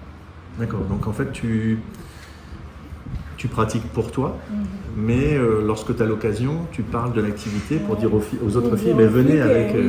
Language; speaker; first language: French; native; French